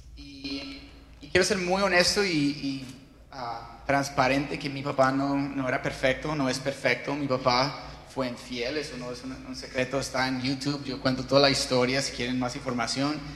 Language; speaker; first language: Spanish; non-native, fluent; English